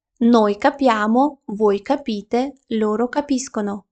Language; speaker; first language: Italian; non-native, fluent; Ukrainian